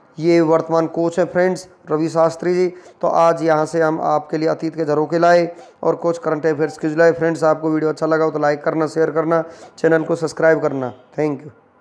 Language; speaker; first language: Hindi; native; Hindi